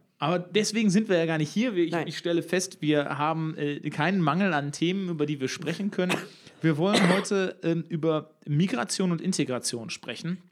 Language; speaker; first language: German; native; German